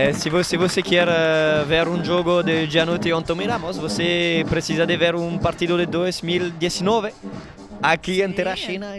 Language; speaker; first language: Portuguese; non-native, learner; Italian